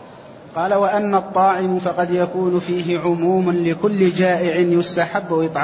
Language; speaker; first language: Arabic; native; Arabic